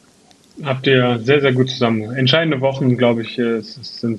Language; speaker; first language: German; native; German